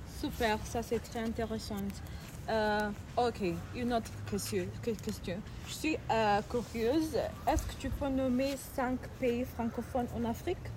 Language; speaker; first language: French; non-native, learner; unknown